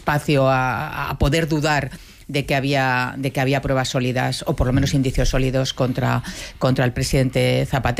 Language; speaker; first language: Spanish; native; Spanish